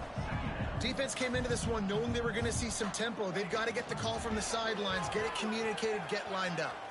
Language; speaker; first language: English; native; English